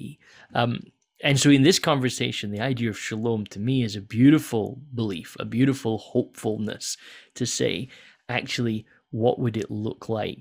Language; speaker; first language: English; native; English